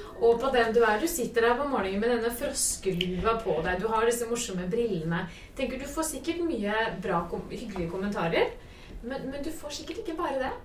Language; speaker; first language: Norwegian; native; Norwegian